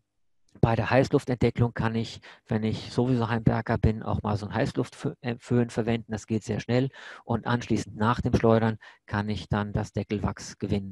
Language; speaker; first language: German; native; German